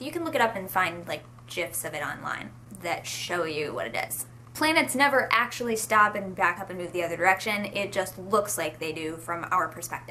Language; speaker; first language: English; native; English